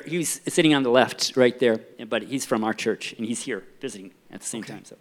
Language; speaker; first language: English; early bilingual, heritage; English